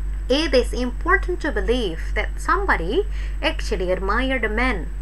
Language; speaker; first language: English; non-native, fluent; Indonesian